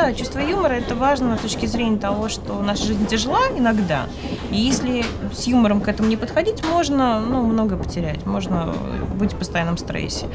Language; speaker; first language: Russian; native; Russian